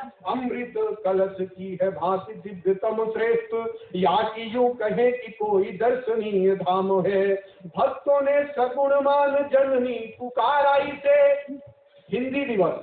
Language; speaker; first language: Hindi; native; Hindi